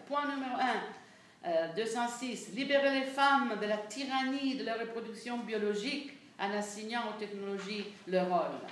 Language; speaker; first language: French; non-native, fluent; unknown